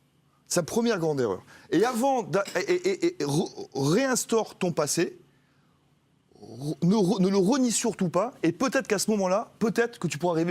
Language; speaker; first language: French; native; French